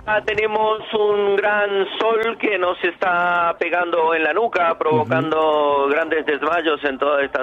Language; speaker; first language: Spanish; native; Spanish